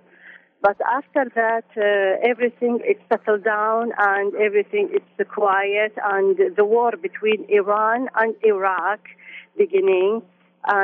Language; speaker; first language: English; non-native, learner; Arabic